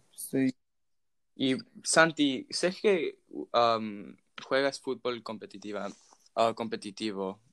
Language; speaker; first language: Spanish; non-native, fluent; English